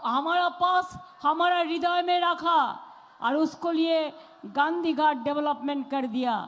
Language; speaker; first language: Hindi; non-native, local second language; Bangla